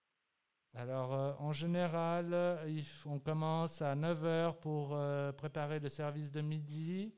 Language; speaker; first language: French; native; French